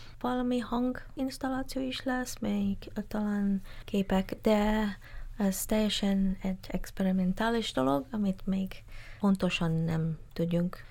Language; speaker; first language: Hungarian; non-native, fluent; English